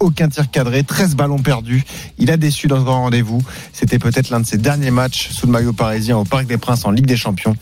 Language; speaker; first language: French; native; French